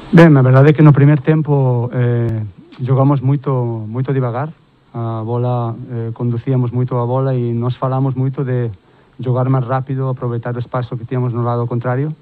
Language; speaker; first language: Portuguese; non-native, fluent; Spanish